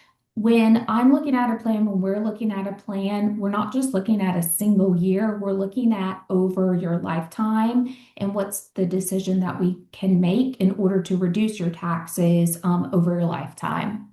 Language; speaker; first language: English; native; English